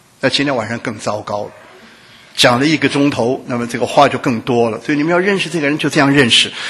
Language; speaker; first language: Chinese; non-native, local second language; Hakka Chinese